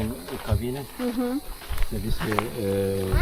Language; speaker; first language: Lithuanian; non-native, learner; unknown